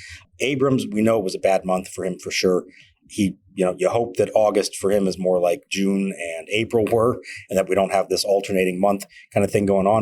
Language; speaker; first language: English; native; English